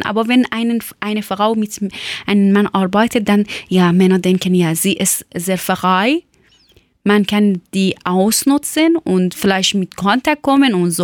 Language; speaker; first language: German; non-native, learner; Persian